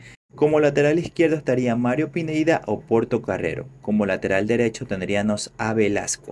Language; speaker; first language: Spanish; native; Spanish